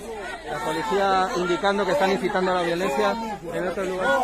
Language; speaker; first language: Spanish; native; Spanish